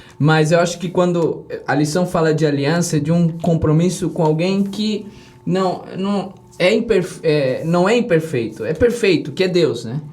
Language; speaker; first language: Portuguese; early bilingual, other home language; Spanish